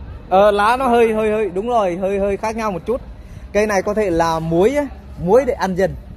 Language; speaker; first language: Vietnamese; native; Vietnamese